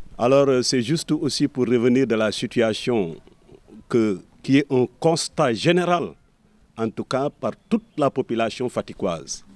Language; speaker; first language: French; non-native, local second language; Serer